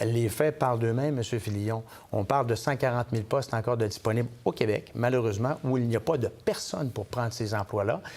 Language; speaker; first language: French; native; French